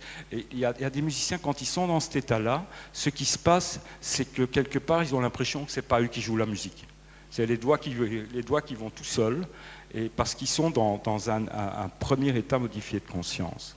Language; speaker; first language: French; native; French